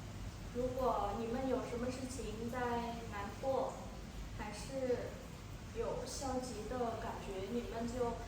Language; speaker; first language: Chinese; non-native, learner; Vietnamese